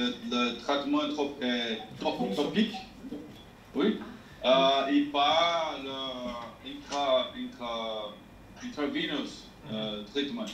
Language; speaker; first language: French; non-native, learner; Portuguese